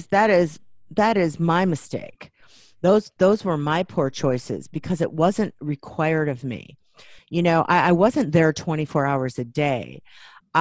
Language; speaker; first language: English; native; English